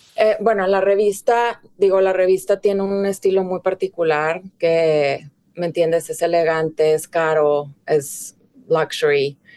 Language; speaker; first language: Spanish; native; Spanish